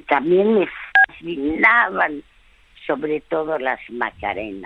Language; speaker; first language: Spanish; early bilingual, other home language; French